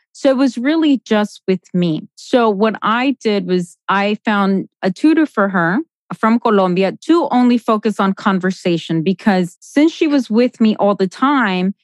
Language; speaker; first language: English; early bilingual, other home language; Spanish